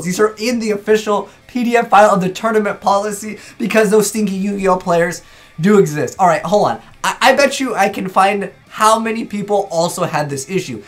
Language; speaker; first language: English; native; English